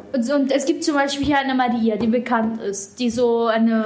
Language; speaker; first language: German; non-native, fluent; Italian